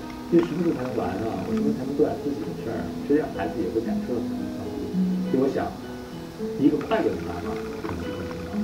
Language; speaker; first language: Chinese; native; Chinese